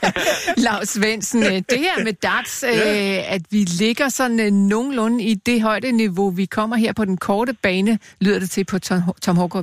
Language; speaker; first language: Danish; native; Danish